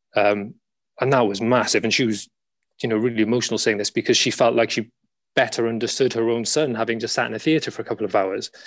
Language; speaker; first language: English; native; English